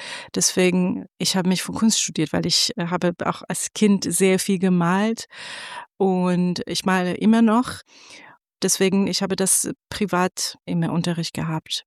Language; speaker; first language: German; non-native, fluent; Persian